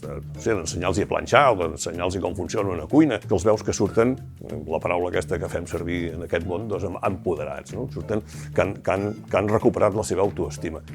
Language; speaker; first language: Catalan; native; Catalan